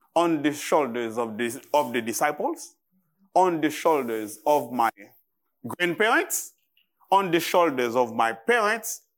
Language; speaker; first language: English; non-native, fluent; Haitian Creole